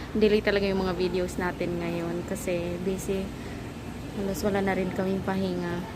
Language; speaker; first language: Filipino; non-native, local second language; Cebuano